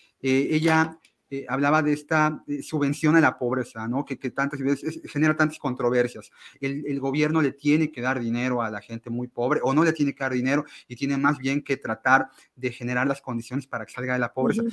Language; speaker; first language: Spanish; native; Spanish